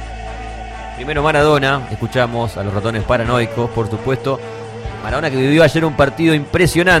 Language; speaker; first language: Spanish; native; Spanish